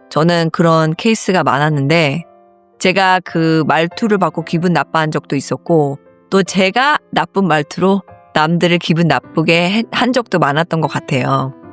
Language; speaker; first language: Korean; early bilingual, heritage; Korean